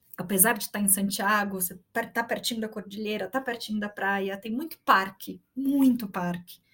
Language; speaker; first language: Portuguese; native; Portuguese